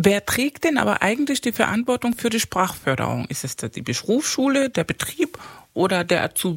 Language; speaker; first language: German; non-native, fluent; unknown